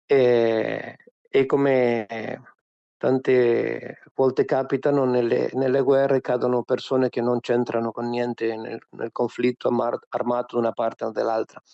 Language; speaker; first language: Italian; non-native, fluent; Spanish